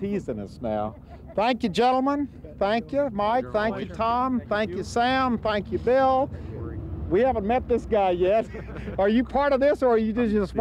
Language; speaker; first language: English; native; English